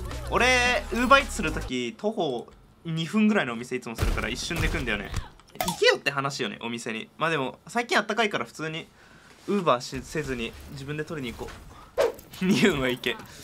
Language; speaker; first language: Japanese; native; Japanese